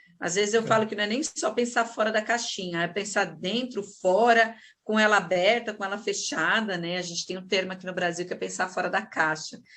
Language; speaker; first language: Portuguese; native; Portuguese